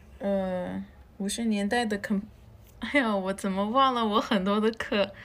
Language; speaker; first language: Chinese; non-native, fluent; Spanish